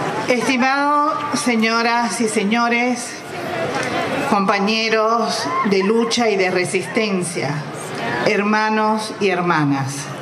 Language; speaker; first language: Spanish; native; Spanish